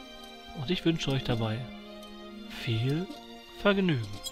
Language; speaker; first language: German; native; German